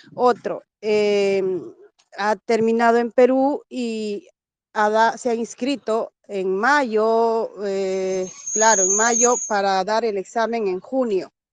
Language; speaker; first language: Spanish; native; Spanish